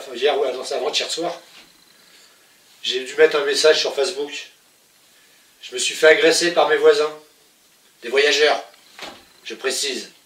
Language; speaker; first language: French; native; French